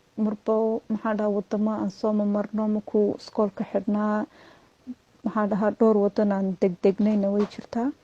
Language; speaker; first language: Somali; early bilingual, heritage; Somali